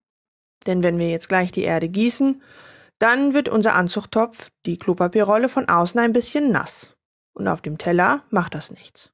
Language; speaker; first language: German; native; German